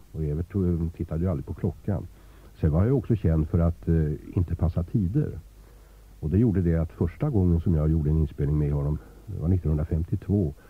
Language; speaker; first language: Swedish; native; Swedish